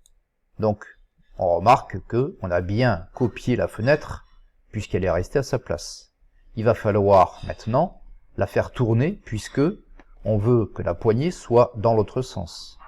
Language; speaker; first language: French; native; French